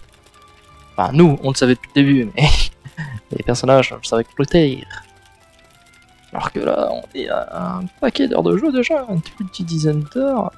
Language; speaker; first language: French; native; French